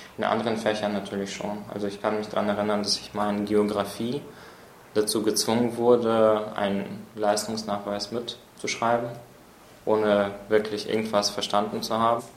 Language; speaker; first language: German; early bilingual, other home language; Russian